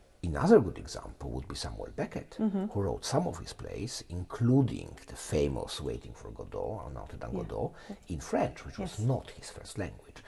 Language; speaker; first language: English; non-native, fluent; Polish